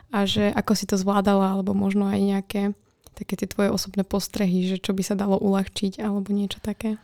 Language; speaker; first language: Slovak; native; Slovak